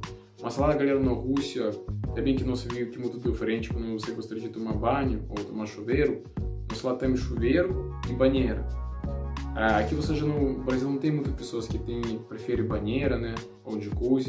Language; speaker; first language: Portuguese; non-native, learner; Russian